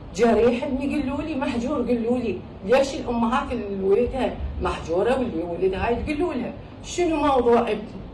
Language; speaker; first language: Arabic; native; Arabic